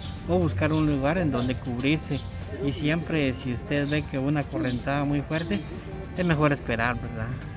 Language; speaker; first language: Spanish; native; Spanish